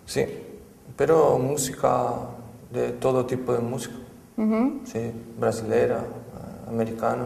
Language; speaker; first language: Italian; non-native, fluent; Portuguese